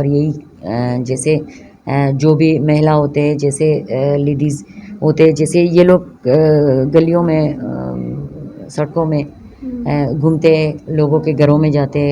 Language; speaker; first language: Hindi; non-native, learner; Pashto